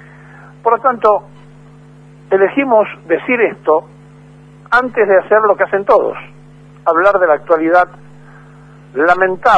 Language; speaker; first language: Spanish; native; Spanish